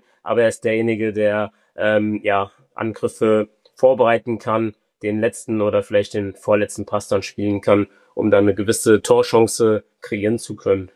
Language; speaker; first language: German; early bilingual, other home language; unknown